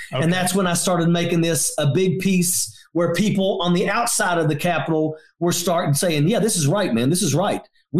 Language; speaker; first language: English; native; English